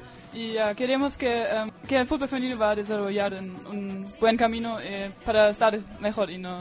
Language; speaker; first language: Spanish; non-native, fluent; German